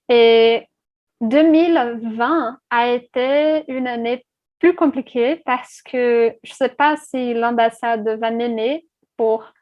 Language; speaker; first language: French; non-native, fluent; Portuguese